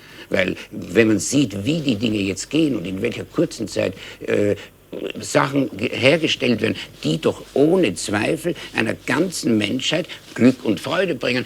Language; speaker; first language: German; native; German